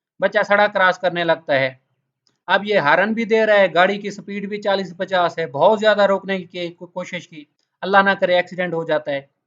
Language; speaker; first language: Urdu; native; Urdu